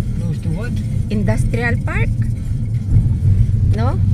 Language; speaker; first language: English; non-native, local second language; Filipino